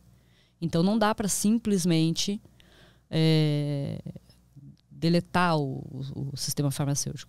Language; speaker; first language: Portuguese; native; Portuguese